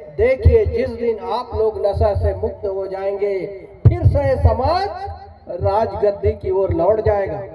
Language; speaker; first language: Hindi; non-native, local second language; Gondi